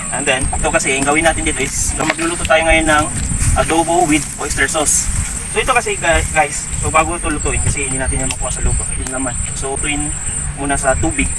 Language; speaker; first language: Filipino; non-native, local second language; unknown